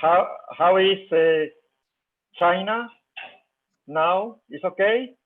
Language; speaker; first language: English; non-native, learner; Spanish